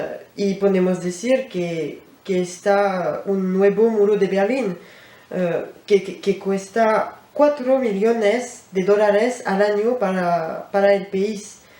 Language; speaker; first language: Spanish; non-native, learner; French